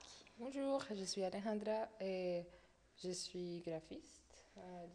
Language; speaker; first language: French; non-native, fluent; Spanish